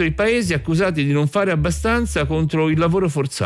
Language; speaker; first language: Italian; native; Italian